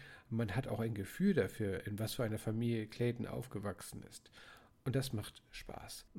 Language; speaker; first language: German; native; German